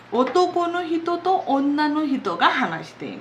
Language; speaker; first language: Japanese; non-native, fluent; Hindi